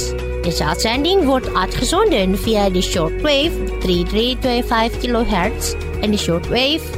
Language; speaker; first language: Dutch; non-native, fluent; Indonesian